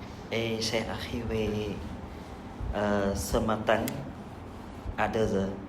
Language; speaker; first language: French; non-native, learner; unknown